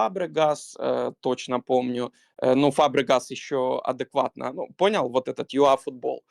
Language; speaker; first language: Russian; native; Russian